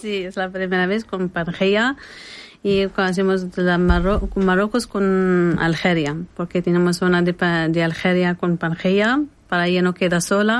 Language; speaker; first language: Spanish; non-native, learner; Arabic